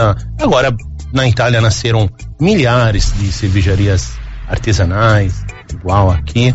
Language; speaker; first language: Portuguese; non-native, fluent; Italian